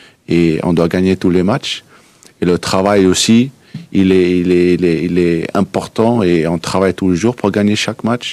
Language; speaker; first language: French; non-native, fluent; Danish